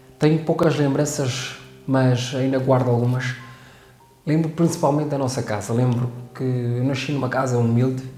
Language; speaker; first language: Portuguese; early bilingual, other home language; Kabuverdianu